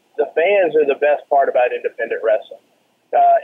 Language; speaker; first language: English; native; English